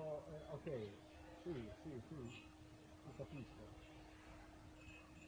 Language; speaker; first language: Italian; non-native, learner; Slovenian